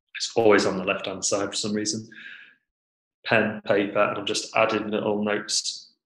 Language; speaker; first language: English; native; English